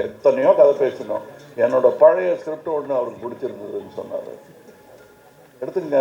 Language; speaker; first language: Tamil; native; Tamil